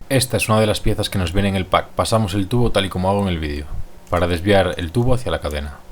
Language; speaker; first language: Spanish; native; Spanish